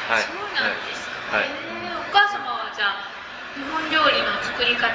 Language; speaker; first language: Japanese; native; Japanese